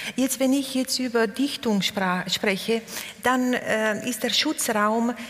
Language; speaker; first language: German; non-native, local second language; Ladin